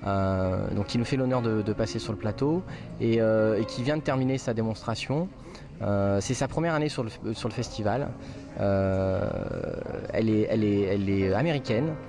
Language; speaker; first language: French; native; French